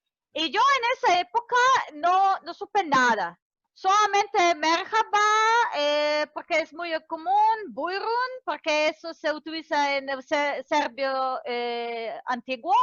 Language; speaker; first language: Spanish; non-native, fluent; Serbian